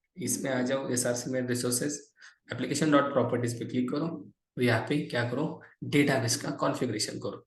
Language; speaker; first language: Hindi; non-native, local second language; Marathi